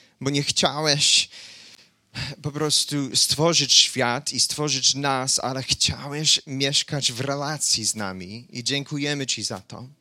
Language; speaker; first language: Polish; non-native, fluent; English